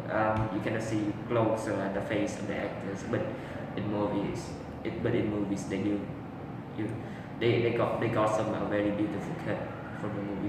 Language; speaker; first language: English; non-native, learner; Vietnamese